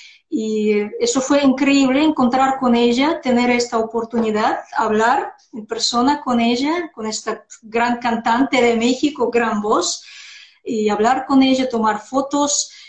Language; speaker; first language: Spanish; non-native, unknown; Russian